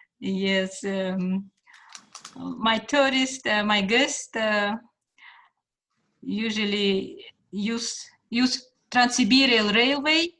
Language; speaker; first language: English; non-native, fluent; Russian